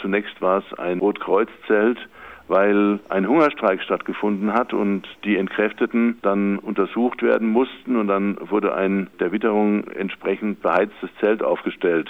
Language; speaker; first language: German; native; German